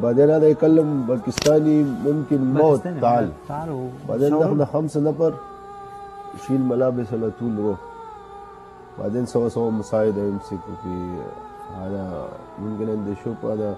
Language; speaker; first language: Arabic; non-native, learner; Turkish